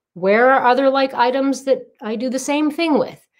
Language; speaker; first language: English; native; English